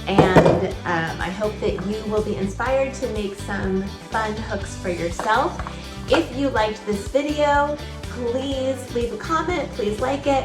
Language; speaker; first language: English; native; English